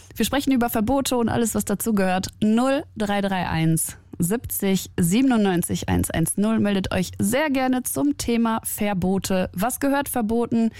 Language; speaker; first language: German; early bilingual, other home language; Arabic